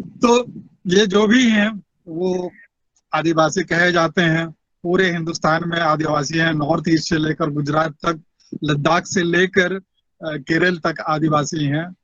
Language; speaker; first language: Hindi; non-native, local second language; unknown